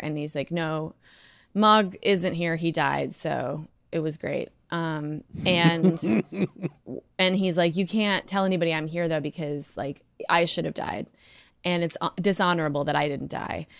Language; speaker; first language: English; native; English